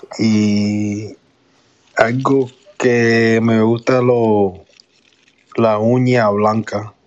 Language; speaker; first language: Spanish; non-native, learner; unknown